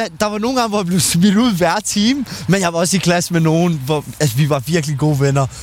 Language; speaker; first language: Danish; early bilingual, other home language; Albanian